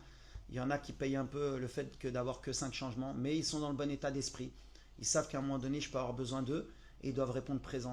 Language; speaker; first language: French; native; French